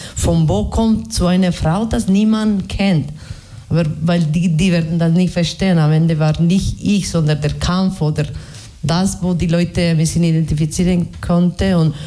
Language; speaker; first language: German; non-native, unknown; Basque